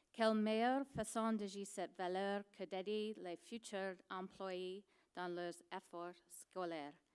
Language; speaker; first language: French; non-native, learner; English